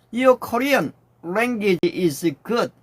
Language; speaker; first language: English; non-native, learner; Korean